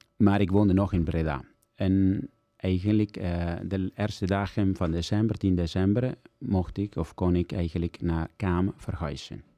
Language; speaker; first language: Dutch; non-native, fluent; Italian